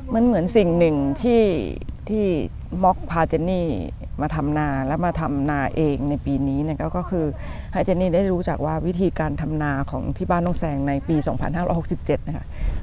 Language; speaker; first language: Thai; native; Thai